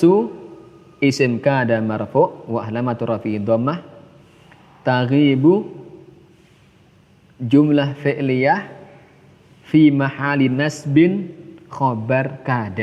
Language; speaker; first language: Arabic; non-native, fluent; Indonesian